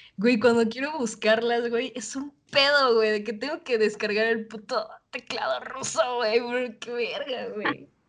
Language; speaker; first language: Spanish; native; Spanish